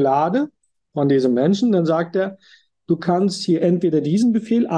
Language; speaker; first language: German; native; German